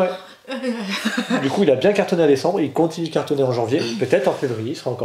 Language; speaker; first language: French; native; French